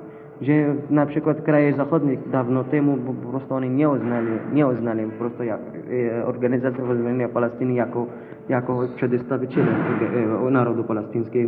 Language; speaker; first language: Polish; non-native, learner; Arabic